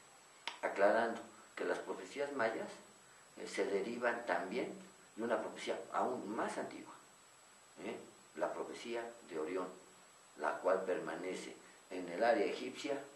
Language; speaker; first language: Spanish; native; Spanish